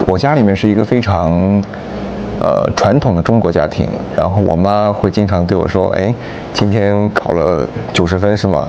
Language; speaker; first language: Chinese; native; Chinese